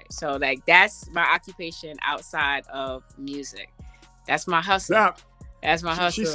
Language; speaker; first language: English; early bilingual, other home language; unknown